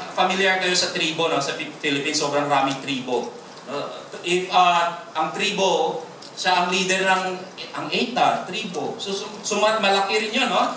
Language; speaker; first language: Filipino; non-native, local second language; Hiligaynon